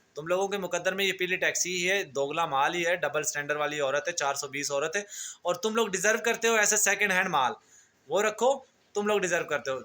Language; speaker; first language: Urdu; non-native, local second language; Punjabi